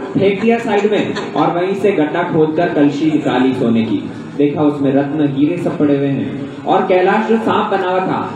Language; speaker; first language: Hindi; native; Hindi